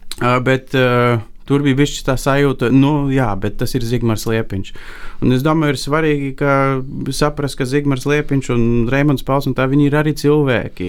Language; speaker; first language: Latvian; non-native, fluent; Bulgarian